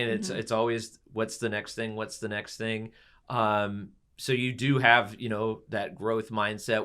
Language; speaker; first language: English; native; English